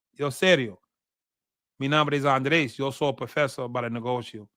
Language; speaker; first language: Spanish; non-native, learner; English